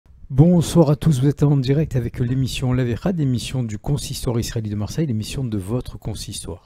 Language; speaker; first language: French; native; French